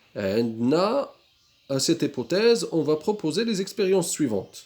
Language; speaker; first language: French; non-native, local second language; Arabic